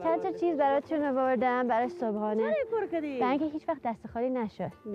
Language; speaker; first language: Persian; early bilingual, heritage; Persian